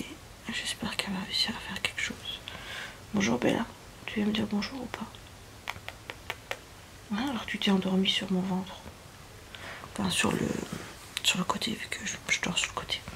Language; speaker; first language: French; native; French